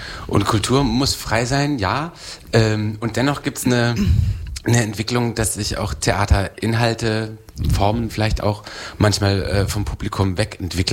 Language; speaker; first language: German; native; German